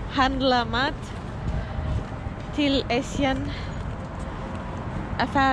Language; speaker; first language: Swedish; non-native, learner; Indonesian